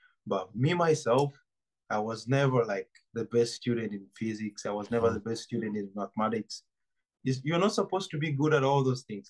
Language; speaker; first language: English; non-native, local second language; Ganda